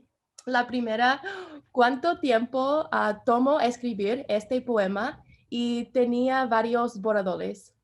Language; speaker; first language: Spanish; non-native, learner; English